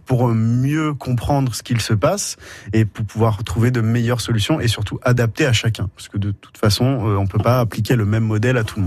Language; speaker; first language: French; native; French